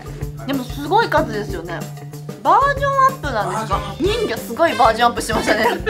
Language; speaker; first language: Japanese; native; Japanese